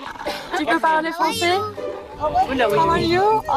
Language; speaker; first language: French; non-native, learner; Korean